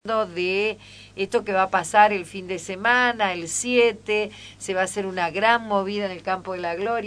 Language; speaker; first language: Spanish; native; Spanish